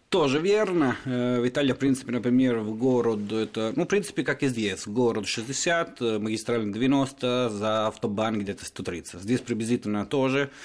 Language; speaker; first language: Russian; non-native, fluent; Italian